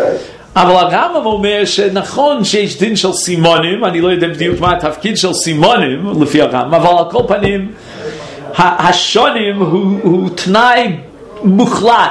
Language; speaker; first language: Hebrew; non-native, fluent; English